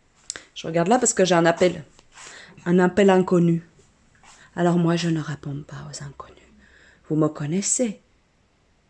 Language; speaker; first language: French; native; French